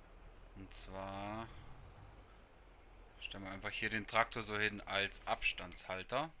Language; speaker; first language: German; native; German